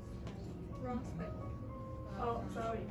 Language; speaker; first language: English; non-native, learner; Chinese